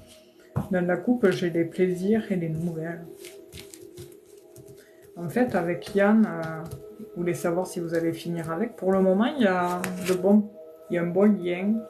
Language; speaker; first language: French; native; French